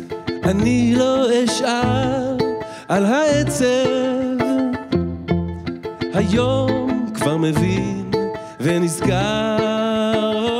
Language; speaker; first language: Hebrew; native; Hebrew